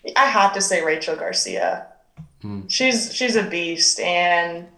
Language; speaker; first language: English; native; English